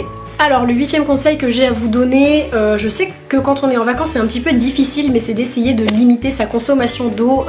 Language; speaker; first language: French; native; French